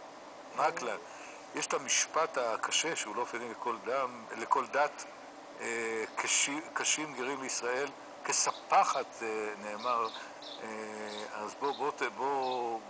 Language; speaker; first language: Hebrew; native; Hebrew